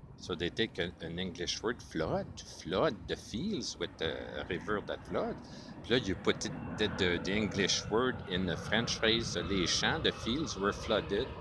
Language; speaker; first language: English; non-native, fluent; French